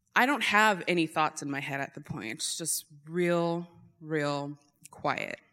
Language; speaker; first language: English; native; English